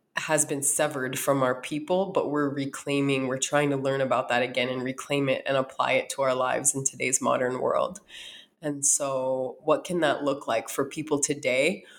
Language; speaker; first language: English; native; English